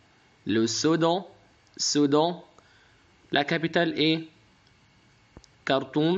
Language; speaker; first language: French; non-native, fluent; Arabic